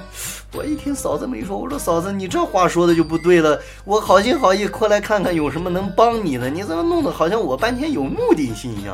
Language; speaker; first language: Chinese; native; Chinese